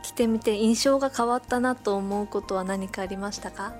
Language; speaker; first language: Japanese; native; Japanese